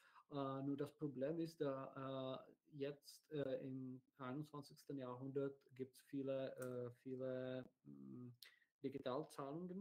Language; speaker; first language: German; non-native, learner; Czech